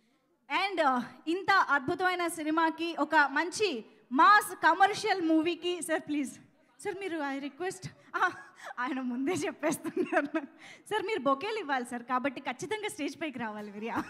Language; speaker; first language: Telugu; native; Telugu